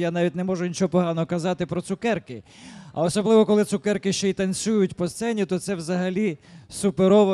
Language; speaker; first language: Ukrainian; native; Ukrainian